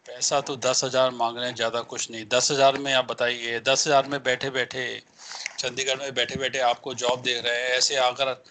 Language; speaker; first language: Hindi; native; Hindi